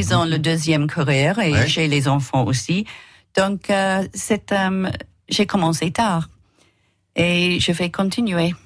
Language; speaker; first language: French; non-native, learner; English